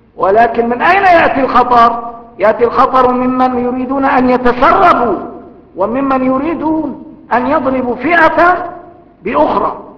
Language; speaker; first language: Arabic; early bilingual, other home language; Kurdish